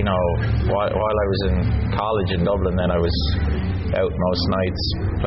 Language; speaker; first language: English; native; English